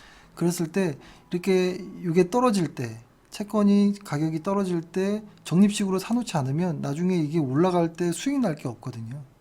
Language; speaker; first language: Korean; native; Korean